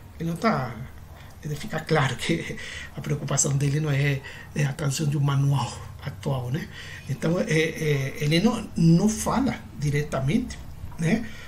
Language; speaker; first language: Portuguese; non-native, fluent; Spanish